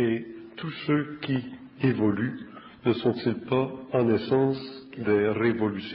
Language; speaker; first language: French; native; French